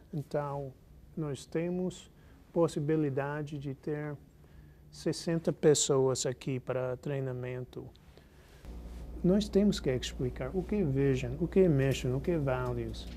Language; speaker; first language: Portuguese; non-native, fluent; English